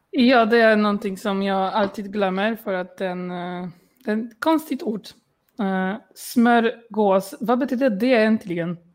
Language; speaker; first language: Swedish; non-native, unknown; Polish